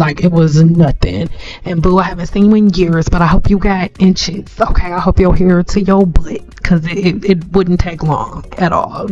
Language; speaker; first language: English; native; English